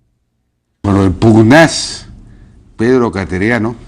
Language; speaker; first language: Spanish; native; Spanish